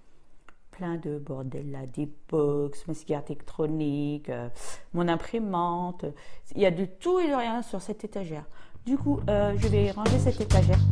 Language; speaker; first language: French; native; French